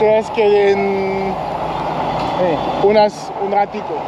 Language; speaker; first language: Spanish; non-native, learner; English